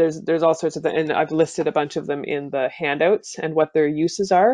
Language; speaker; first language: English; native; English